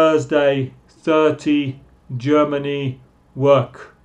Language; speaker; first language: English; non-native, fluent; Spanish